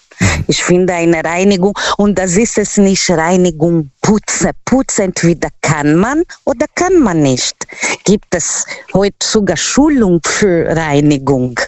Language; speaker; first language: German; non-native, local second language; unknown